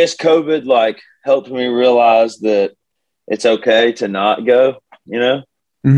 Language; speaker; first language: English; native; English